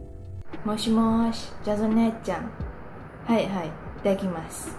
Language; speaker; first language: Japanese; non-native, learner; Malay